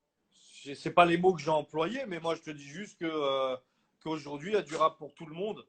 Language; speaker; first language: French; native; French